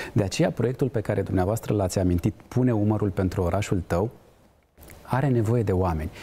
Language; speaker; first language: Romanian; native; Romanian